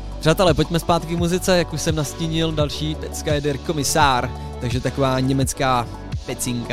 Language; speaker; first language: Czech; native; Czech